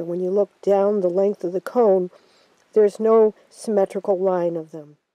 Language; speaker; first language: English; native; English